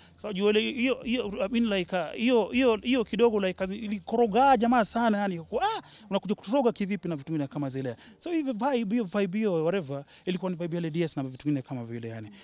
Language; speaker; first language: Swahili; native; Swahili